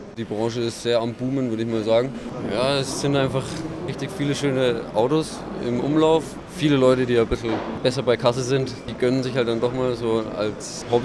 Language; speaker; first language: German; native; German